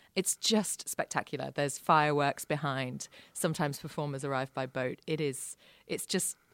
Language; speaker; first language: English; native; English